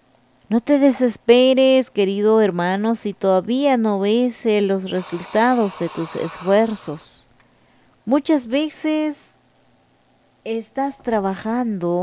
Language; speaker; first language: Spanish; native; Spanish